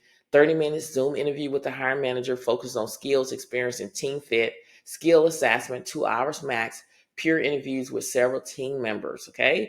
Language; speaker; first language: English; native; English